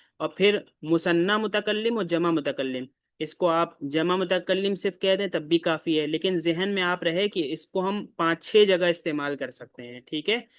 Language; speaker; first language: Urdu; native; Urdu